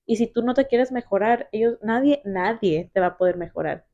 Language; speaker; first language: Spanish; early bilingual, heritage; Spanish